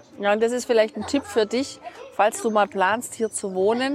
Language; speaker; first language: German; native; German